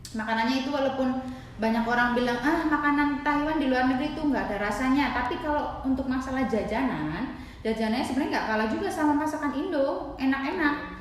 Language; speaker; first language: Indonesian; native; Indonesian